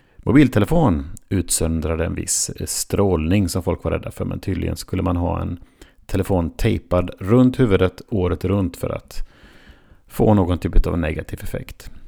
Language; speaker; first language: Swedish; native; Swedish